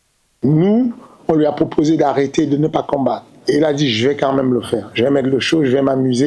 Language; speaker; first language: French; native; French